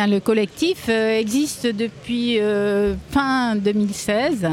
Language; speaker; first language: French; native; French